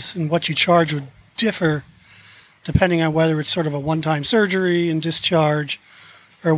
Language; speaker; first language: English; native; English